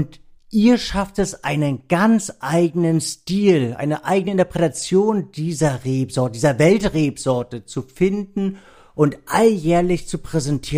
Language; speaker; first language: German; native; German